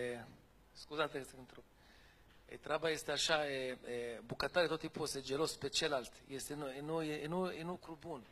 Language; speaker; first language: Romanian; non-native, fluent; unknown